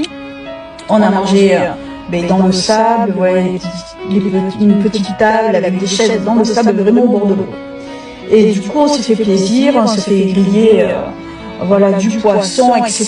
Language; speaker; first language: French; native; French